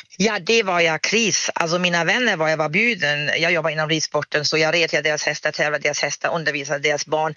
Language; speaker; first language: Swedish; non-native, fluent; German